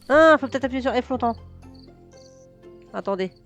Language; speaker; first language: French; native; French